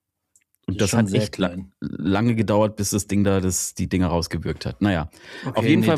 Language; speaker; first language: German; native; German